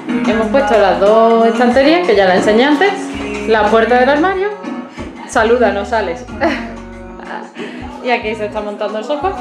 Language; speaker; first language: Spanish; native; Spanish